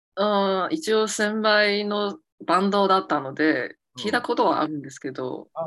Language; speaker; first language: Japanese; non-native, fluent; Chinese